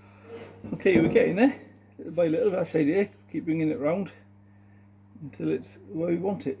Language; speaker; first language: English; native; English